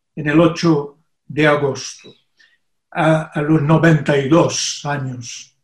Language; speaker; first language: Spanish; non-native, fluent; Portuguese